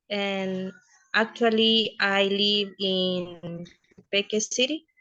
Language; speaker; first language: English; non-native, learner; Spanish